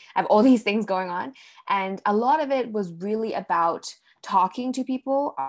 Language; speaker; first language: English; early bilingual, other home language; Cantonese